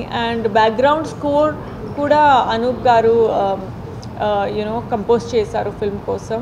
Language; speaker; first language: Telugu; non-native, fluent; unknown